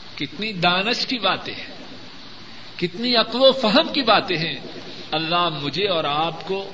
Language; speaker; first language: Urdu; non-native, local second language; Punjabi